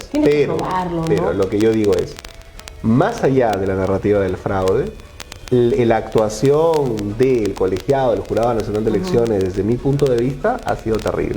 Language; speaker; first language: Spanish; native; Spanish